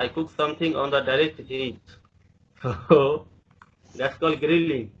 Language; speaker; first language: English; non-native, learner; Hindi